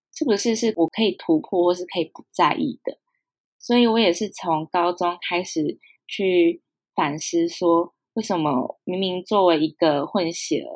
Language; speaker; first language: Chinese; native; Chinese